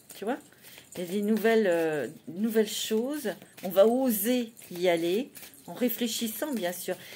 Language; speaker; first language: French; native; French